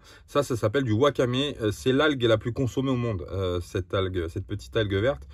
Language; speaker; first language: French; native; French